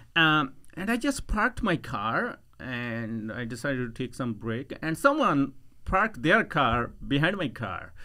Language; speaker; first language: English; non-native, local second language; Punjabi